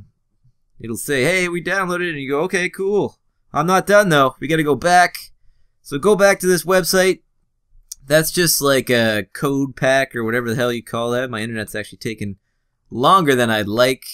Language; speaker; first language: English; native; English